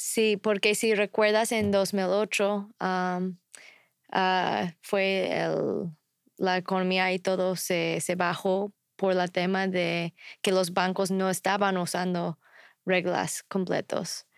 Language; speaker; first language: Spanish; non-native, fluent; English